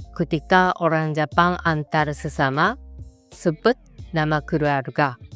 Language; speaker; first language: Indonesian; non-native, fluent; Japanese